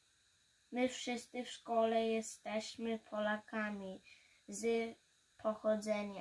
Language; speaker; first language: Polish; early bilingual, heritage; Polish